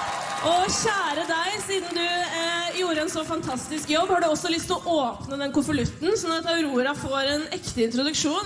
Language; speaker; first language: Norwegian; native; Norwegian